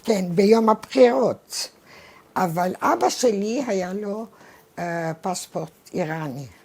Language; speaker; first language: Hebrew; non-native, fluent; Arabic